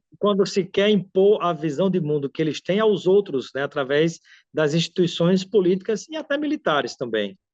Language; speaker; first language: Portuguese; native; Portuguese